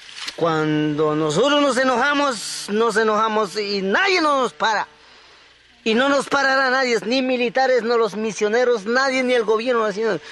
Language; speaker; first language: Spanish; non-native, local second language; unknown